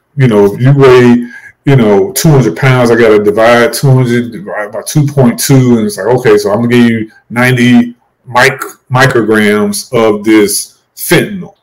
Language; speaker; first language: English; native; English